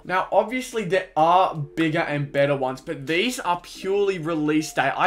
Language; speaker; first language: English; native; English